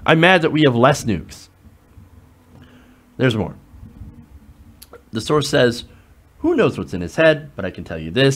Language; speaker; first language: English; native; English